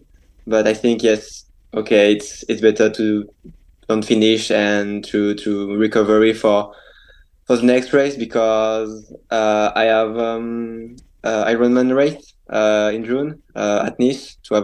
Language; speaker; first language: English; non-native, learner; French